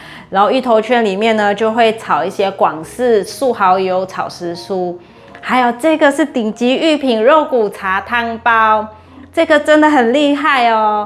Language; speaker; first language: Chinese; native; Chinese